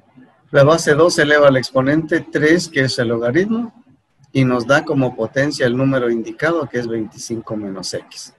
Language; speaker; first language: Spanish; native; Spanish